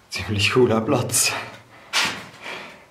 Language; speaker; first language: German; native; German